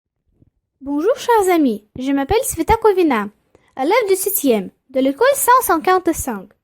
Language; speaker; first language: French; non-native, fluent; Russian